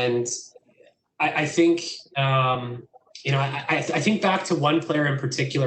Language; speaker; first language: English; native; English